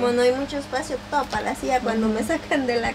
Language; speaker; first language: Spanish; native; Spanish